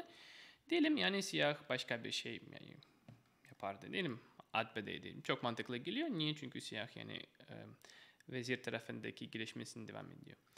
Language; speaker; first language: Turkish; non-native, fluent; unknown